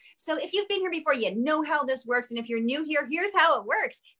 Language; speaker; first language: English; native; English